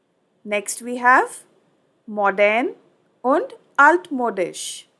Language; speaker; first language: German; non-native, fluent; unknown